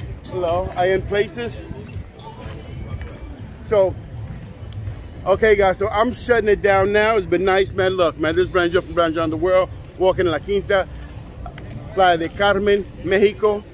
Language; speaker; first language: English; native; English